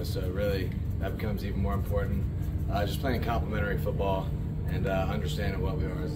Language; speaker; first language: English; native; English